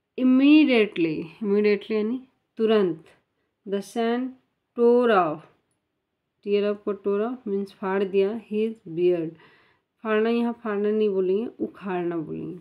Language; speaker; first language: Hindi; native; Hindi